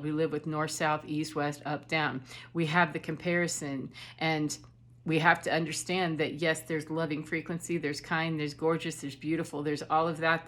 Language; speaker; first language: English; native; English